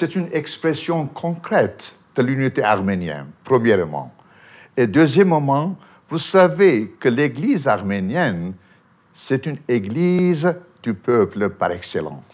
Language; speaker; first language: French; non-native, fluent; Armenian